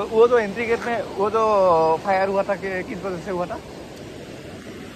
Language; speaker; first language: Hindi; non-native, local second language; Assamese